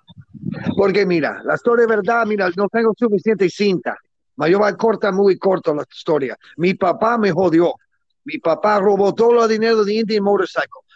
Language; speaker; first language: Spanish; non-native, learner; English